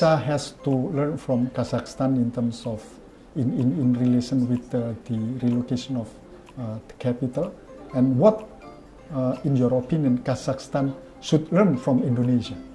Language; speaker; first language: English; non-native, fluent; Indonesian